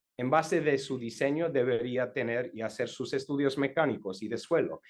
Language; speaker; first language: Spanish; non-native, learner; English